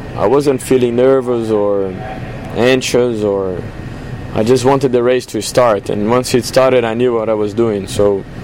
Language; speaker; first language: English; non-native, fluent; Portuguese